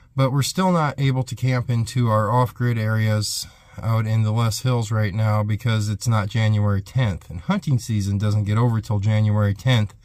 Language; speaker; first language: English; native; English